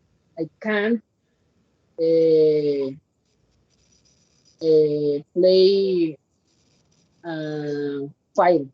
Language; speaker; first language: English; non-native, learner; Spanish